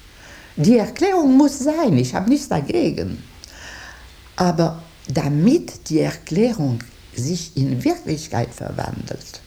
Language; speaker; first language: German; non-native, local second language; French